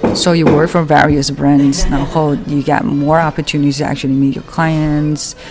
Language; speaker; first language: English; non-native, fluent; Chinese